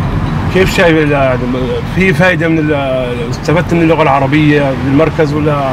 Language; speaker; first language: Arabic; native; Arabic